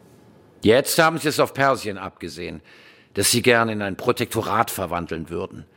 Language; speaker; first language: German; native; German